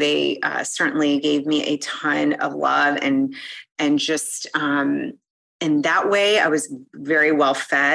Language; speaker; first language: English; native; English